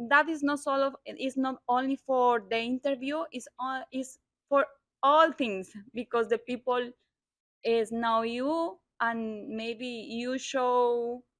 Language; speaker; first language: English; non-native, learner; Spanish